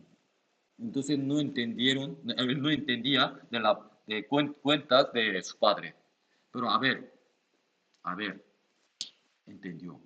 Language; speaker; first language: Spanish; non-native, learner; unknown